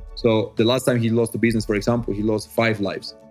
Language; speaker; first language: English; non-native, fluent; Spanish